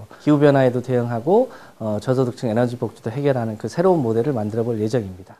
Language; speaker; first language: Korean; native; Korean